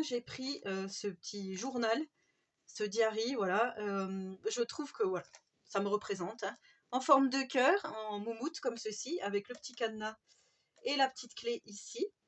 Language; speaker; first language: French; native; French